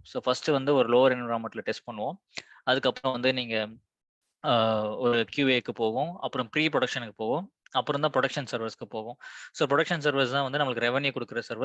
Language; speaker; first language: Tamil; native; Tamil